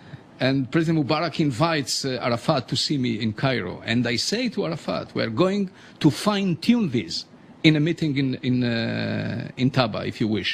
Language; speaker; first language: English; non-native, fluent; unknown